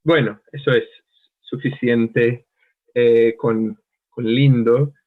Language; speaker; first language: Spanish; non-native, learner; English